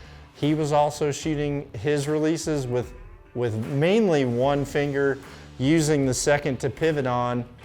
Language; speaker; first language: English; native; English